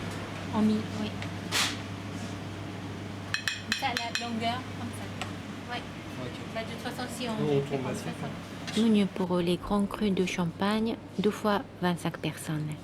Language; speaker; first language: French; non-native, fluent; Japanese